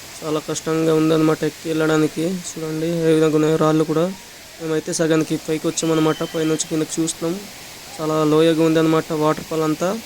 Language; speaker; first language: Telugu; native; Telugu